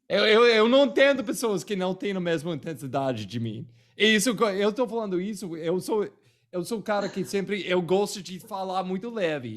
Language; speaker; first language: Portuguese; non-native, fluent; English